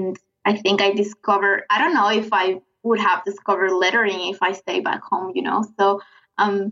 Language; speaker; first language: English; non-native, fluent; Spanish